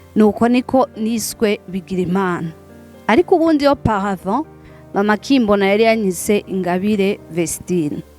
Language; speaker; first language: Rundi; non-native, local second language; Swahili